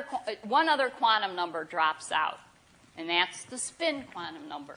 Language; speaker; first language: English; native; English